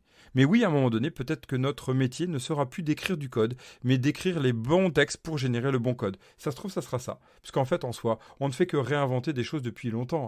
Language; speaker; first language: French; native; French